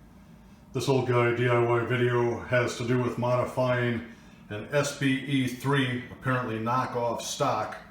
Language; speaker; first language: English; native; English